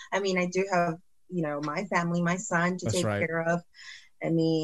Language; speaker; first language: English; non-native, local second language; Filipino